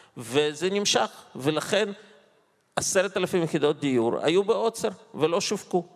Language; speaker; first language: Hebrew; non-native, fluent; Russian